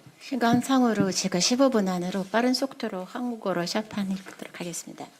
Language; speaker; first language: Korean; non-native, fluent; Russian